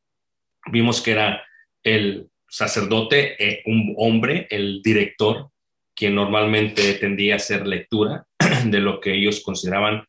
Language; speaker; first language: Spanish; native; Spanish